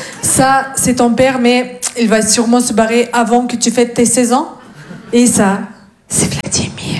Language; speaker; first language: French; non-native, fluent; Russian